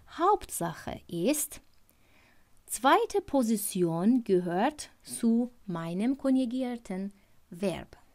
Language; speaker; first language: German; non-native, fluent; Persian